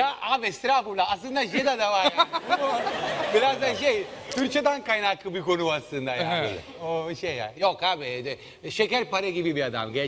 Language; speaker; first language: Turkish; non-native, fluent; Italian